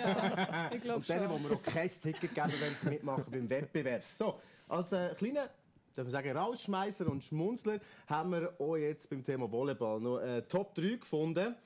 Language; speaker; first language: German; native; German